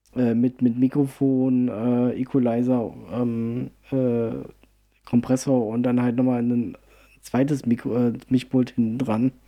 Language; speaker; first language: German; early bilingual, other home language; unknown